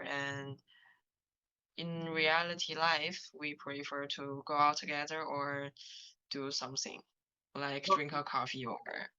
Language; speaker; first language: English; non-native, learner; Chinese